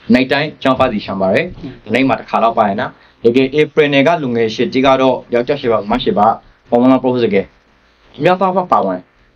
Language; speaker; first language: Burmese; native; Burmese